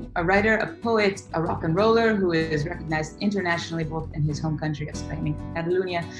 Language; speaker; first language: English; native; English